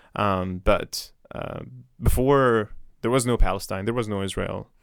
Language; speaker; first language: English; non-native, fluent; Arabic